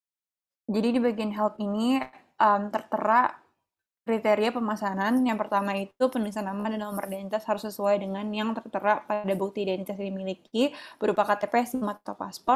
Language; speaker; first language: Indonesian; native; Indonesian